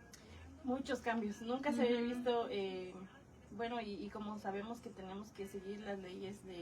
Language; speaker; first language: Spanish; native; Spanish